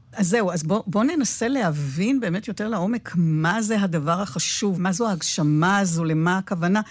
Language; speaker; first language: Hebrew; native; Hebrew